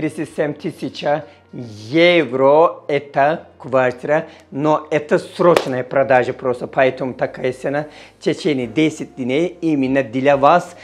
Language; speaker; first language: Russian; non-native, learner; Turkish